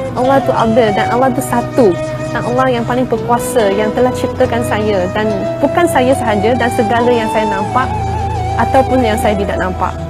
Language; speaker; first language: Malay; non-native, local second language; Chinese